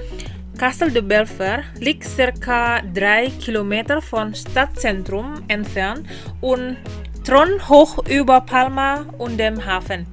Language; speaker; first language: German; non-native, learner; Indonesian